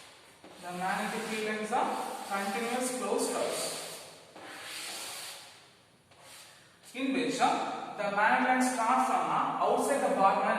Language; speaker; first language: English; non-native, local second language; Tamil